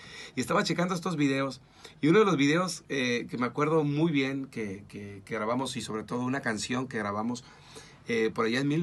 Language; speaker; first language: Spanish; native; Spanish